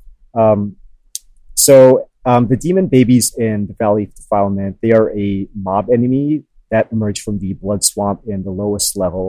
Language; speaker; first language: English; non-native, local second language; Filipino